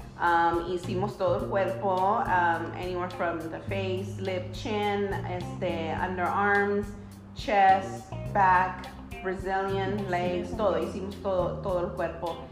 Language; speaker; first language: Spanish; early bilingual, heritage; Spanish